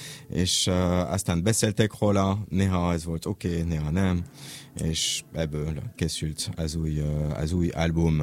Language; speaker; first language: Hungarian; non-native, learner; French